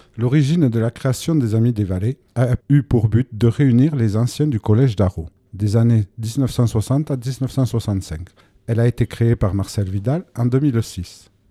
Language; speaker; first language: French; native; French